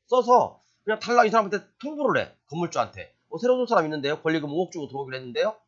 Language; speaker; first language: Korean; native; Korean